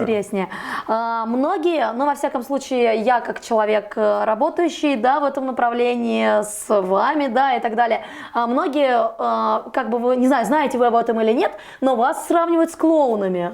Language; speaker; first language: Russian; native; Russian